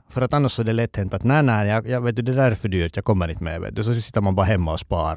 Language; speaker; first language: Swedish; native; Swedish